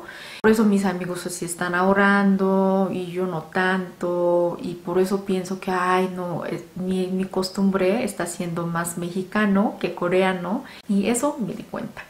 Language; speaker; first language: Spanish; non-native, fluent; Korean